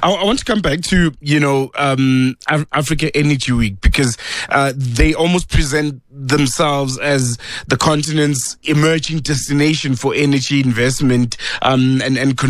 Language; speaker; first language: English; non-native, local second language; Northern Sotho